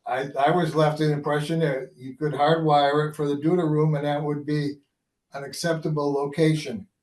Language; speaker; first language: English; native; English